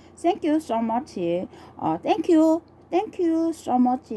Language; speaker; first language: English; non-native, learner; Korean